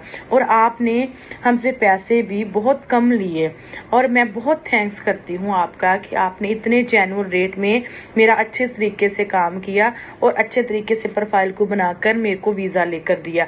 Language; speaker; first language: Hindi; native; Hindi